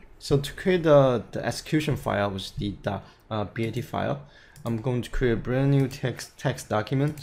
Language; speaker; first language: English; non-native, fluent; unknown